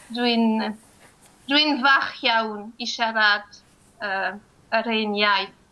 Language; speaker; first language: Welsh; non-native, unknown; French